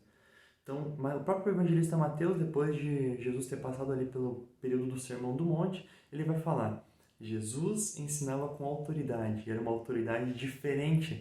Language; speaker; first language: Portuguese; native; Portuguese